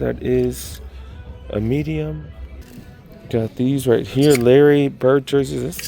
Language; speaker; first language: English; native; English